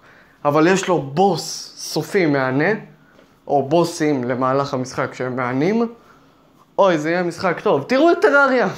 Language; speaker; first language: Hebrew; native; Hebrew